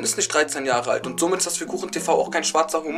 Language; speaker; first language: German; native; German